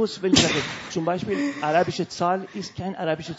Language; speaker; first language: German; non-native, fluent; Persian